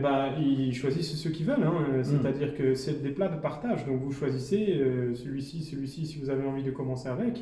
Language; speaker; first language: French; native; French